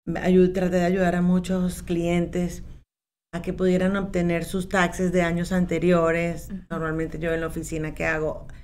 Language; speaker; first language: Spanish; native; Spanish